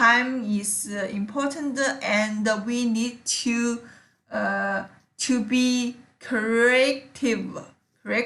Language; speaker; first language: English; non-native, learner; Chinese